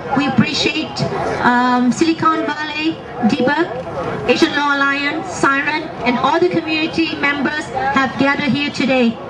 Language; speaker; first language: English; non-native, fluent; Vietnamese